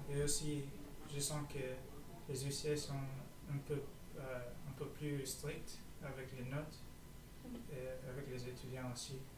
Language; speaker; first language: French; non-native, learner; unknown